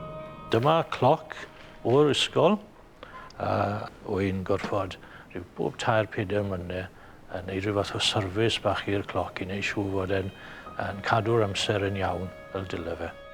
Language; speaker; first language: Welsh; native; Welsh